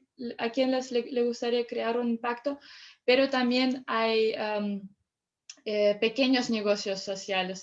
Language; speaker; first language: Spanish; non-native, fluent; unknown